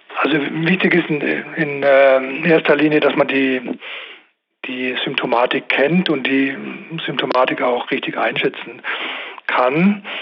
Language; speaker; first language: German; native; German